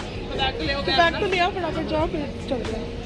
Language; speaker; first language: Hindi; native; Hindi